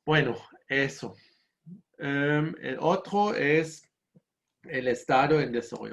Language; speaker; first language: Spanish; non-native, fluent; German